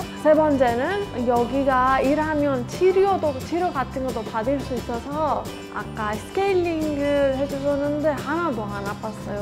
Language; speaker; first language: Korean; non-native, fluent; Persian